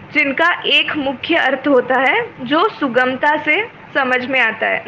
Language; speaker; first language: Hindi; non-native, local second language; Malayalam